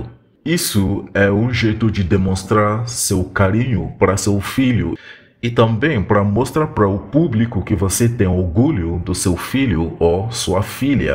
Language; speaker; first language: Portuguese; non-native, fluent; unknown